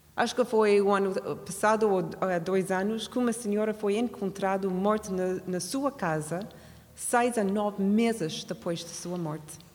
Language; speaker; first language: Portuguese; non-native, fluent; English